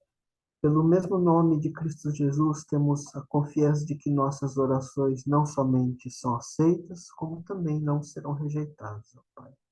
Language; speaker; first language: Portuguese; native; Portuguese